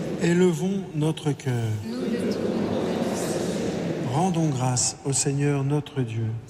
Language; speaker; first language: French; native; French